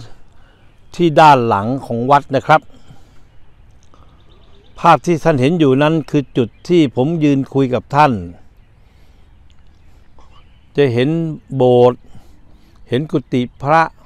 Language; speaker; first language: Thai; native; Thai